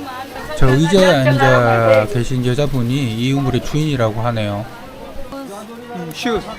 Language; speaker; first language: Korean; native; Korean